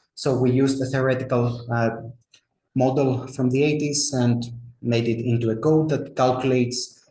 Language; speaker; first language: English; non-native, fluent; Greek